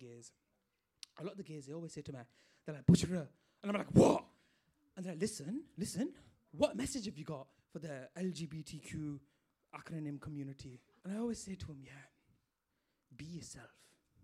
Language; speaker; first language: English; native; English